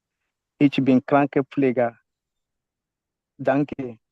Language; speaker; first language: German; non-native, learner; Igbo